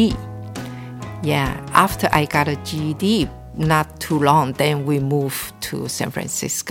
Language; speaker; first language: English; non-native, local second language; Cantonese